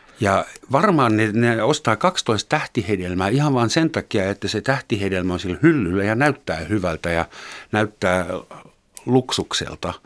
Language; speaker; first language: Finnish; non-native, fluent; German